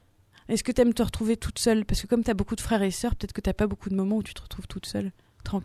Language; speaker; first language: French; native; French